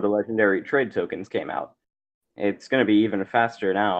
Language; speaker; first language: English; native; English